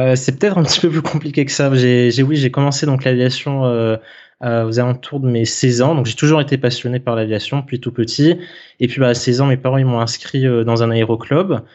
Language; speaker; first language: French; native; French